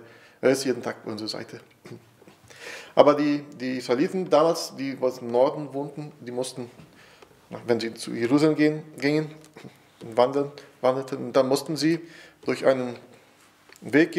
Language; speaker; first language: German; non-native, fluent; Portuguese